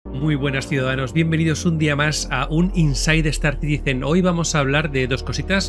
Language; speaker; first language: Spanish; native; Spanish